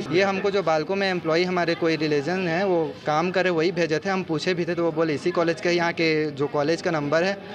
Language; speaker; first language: Hindi; native; Hindi